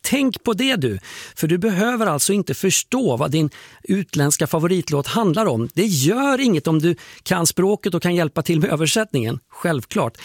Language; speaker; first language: Swedish; native; Swedish